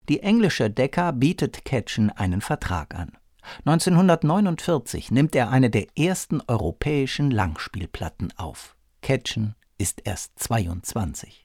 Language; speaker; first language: German; native; German